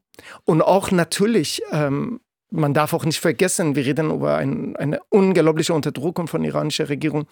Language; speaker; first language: German; non-native, fluent; Persian